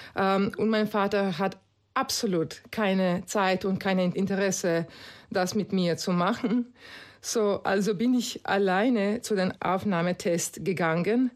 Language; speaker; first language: German; non-native, fluent; Croatian